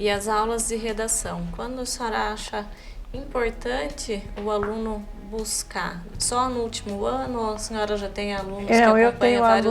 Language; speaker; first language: Portuguese; native; Portuguese